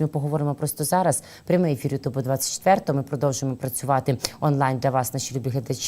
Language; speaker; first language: Ukrainian; native; Ukrainian